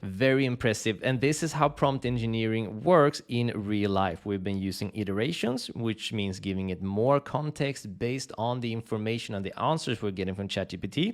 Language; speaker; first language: English; native; English